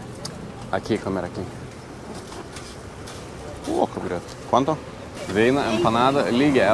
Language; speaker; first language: Spanish; non-native, learner; Lithuanian